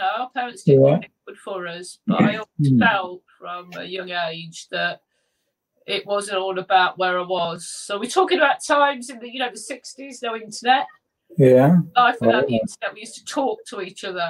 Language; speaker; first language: English; native; English